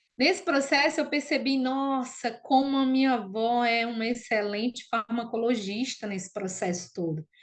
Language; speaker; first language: Portuguese; non-native, local second language; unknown